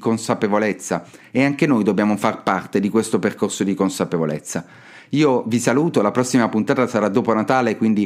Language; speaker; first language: Italian; native; Italian